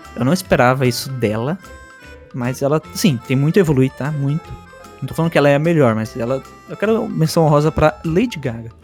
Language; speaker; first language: Portuguese; early bilingual, other home language; Spanish